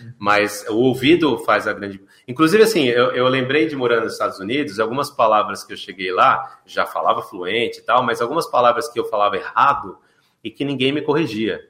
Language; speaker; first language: Portuguese; native; Portuguese